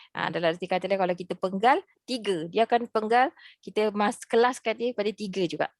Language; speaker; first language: Malay; native; Malay